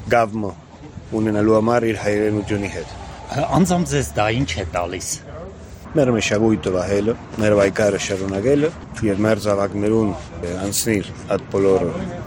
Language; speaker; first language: Armenian; early bilingual, heritage; Armenian